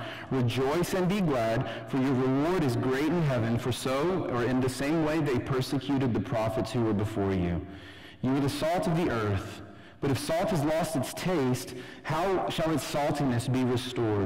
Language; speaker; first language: English; native; English